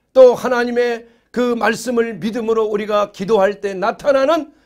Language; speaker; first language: Korean; native; Korean